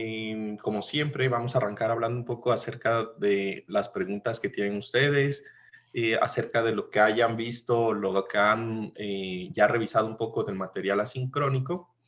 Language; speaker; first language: Spanish; native; Spanish